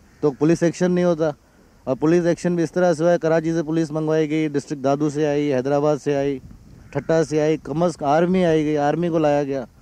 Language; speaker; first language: Urdu; non-native, local second language; Sindhi